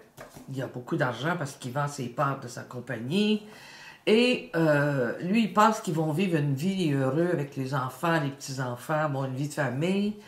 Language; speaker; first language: French; native; French